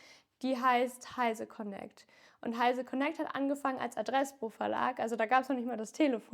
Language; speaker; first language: German; native; German